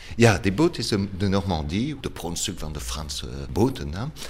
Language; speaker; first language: Dutch; non-native, learner; French